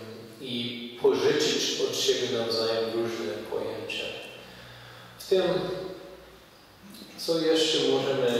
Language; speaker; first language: Polish; non-native, fluent; English